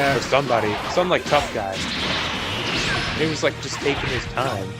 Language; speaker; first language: English; native; English